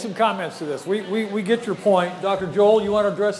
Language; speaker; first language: English; native; English